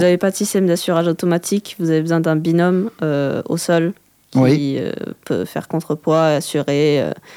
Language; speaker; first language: French; native; French